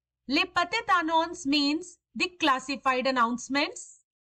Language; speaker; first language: English; non-native, local second language; Hindi